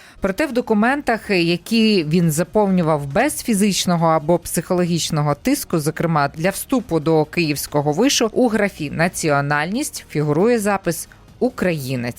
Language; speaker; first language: Ukrainian; native; Ukrainian